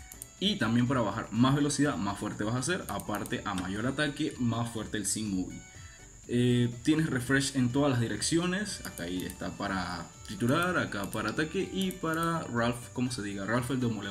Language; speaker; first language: Spanish; native; Spanish